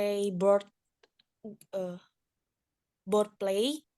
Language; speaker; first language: English; non-native, learner; Indonesian